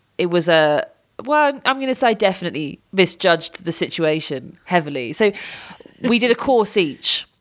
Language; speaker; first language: English; native; English